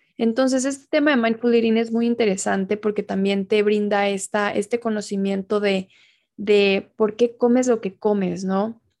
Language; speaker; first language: Spanish; native; Spanish